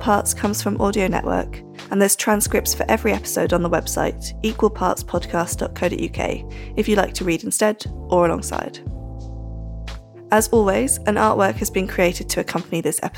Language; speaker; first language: English; native; English